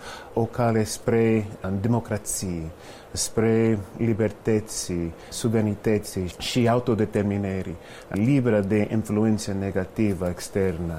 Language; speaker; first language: Romanian; non-native, fluent; English